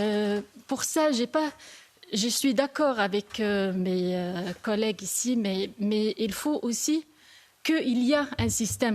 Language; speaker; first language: French; non-native, learner; Arabic